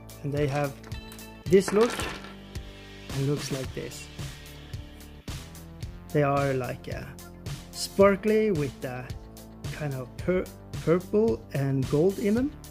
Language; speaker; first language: English; non-native, fluent; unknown